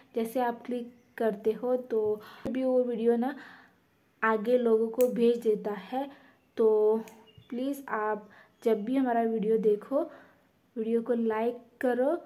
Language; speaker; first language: Hindi; non-native, local second language; Konkani